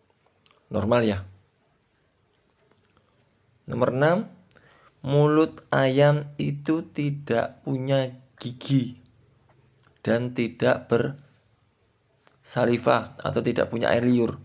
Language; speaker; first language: Indonesian; native; Indonesian